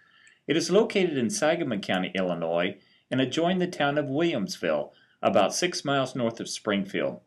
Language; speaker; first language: English; native; English